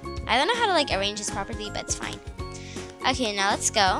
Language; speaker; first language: English; native; English